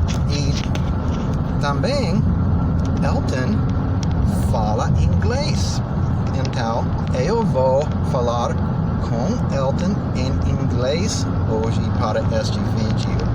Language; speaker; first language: Portuguese; non-native, fluent; English